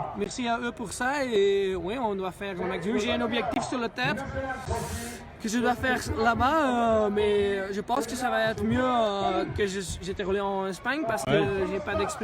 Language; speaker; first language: French; non-native, learner; Dutch